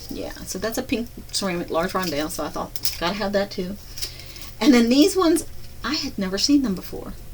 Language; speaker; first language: English; native; English